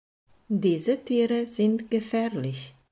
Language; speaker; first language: German; non-native, fluent; Serbian